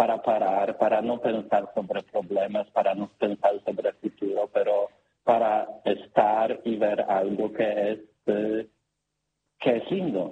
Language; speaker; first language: Spanish; non-native, learner; Polish